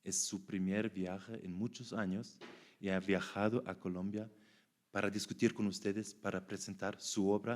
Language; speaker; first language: Spanish; non-native, fluent; German